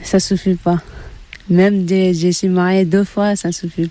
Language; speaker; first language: French; non-native, learner; Tibetan